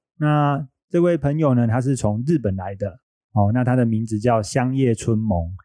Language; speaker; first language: Chinese; native; Chinese